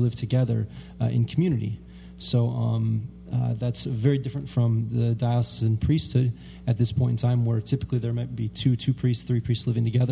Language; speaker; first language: English; native; English